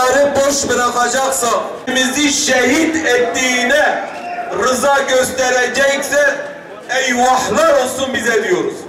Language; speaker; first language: Turkish; native; Turkish